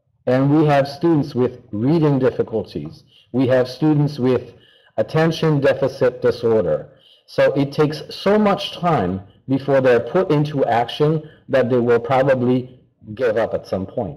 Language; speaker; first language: English; non-native, fluent; French